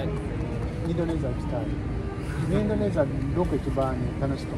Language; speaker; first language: Japanese; non-native, learner; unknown